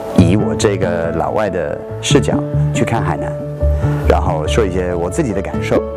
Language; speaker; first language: Chinese; non-native, fluent; English